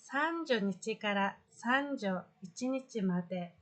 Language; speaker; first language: Japanese; non-native, fluent; Mongolian